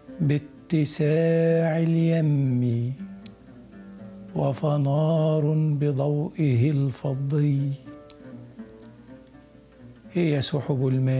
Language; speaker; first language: Arabic; native; Arabic